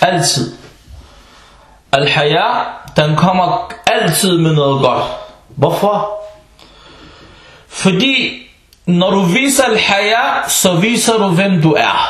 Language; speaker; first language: Danish; early bilingual, other home language; Arabic